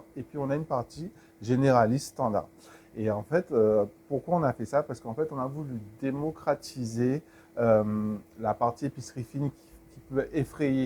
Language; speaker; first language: French; native; French